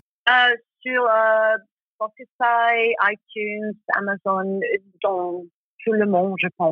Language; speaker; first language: French; non-native, learner; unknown